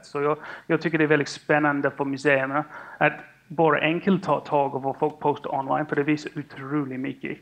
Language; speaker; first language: Swedish; non-native, fluent; English